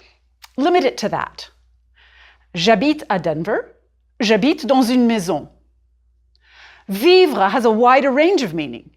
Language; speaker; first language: French; native; French